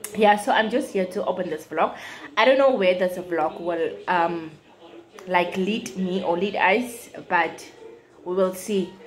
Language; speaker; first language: English; non-native, local second language; Afrikaans